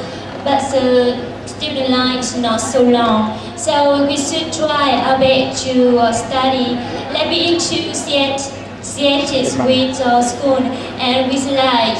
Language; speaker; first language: English; non-native, learner; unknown